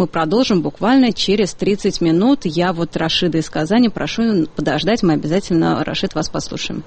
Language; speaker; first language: Russian; native; Russian